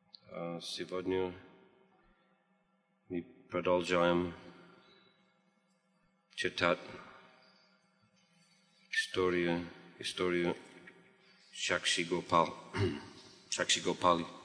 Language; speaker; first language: Russian; non-native, fluent; English